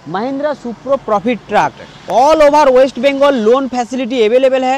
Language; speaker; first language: Hindi; non-native, local second language; Bangla